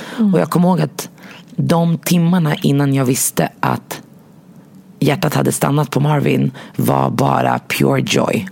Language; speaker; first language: Swedish; early bilingual, other home language; Arabic